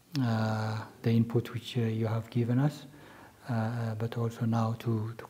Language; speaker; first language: English; non-native, local second language; Amharic